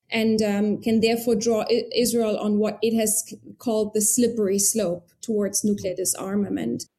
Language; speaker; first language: English; non-native, fluent; German